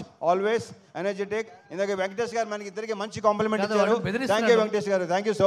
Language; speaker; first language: Telugu; native; Telugu